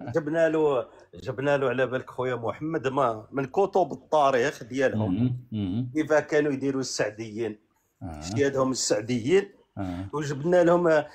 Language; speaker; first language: Arabic; native; Arabic